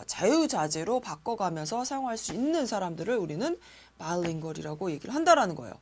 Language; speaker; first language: Korean; native; Korean